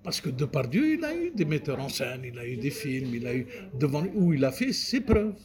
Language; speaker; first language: French; non-native, local second language; Arabic